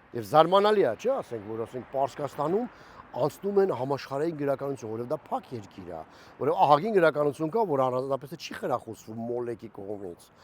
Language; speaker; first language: Armenian; native; Armenian